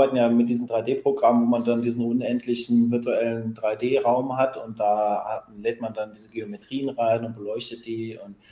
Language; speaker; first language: German; native; German